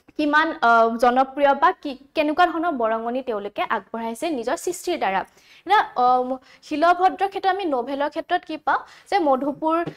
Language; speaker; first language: Assamese; native; Assamese